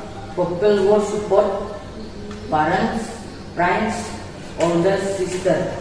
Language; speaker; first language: English; non-native, learner; Indonesian